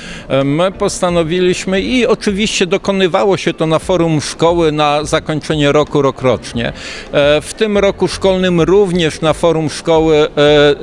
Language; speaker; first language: Polish; native; Polish